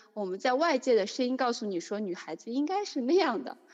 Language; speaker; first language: Chinese; native; Chinese